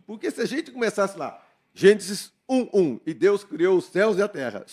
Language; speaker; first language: Portuguese; native; Portuguese